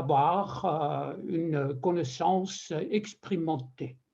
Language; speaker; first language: French; non-native, fluent; Persian